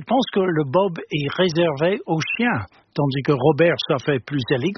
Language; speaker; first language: French; non-native, fluent; English